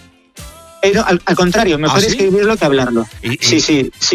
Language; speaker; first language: Spanish; native; Spanish